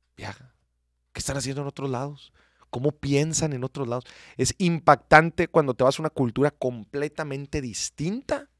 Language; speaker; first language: Spanish; native; Spanish